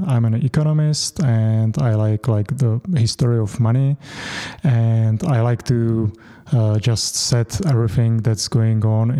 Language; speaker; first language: English; non-native, fluent; Czech